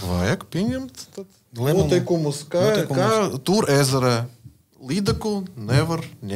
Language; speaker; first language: Latvian; non-native, learner; Russian